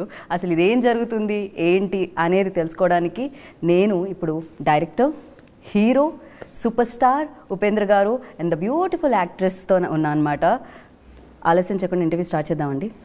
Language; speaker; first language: Telugu; native; Telugu